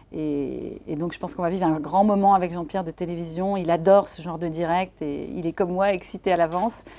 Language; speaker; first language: French; native; French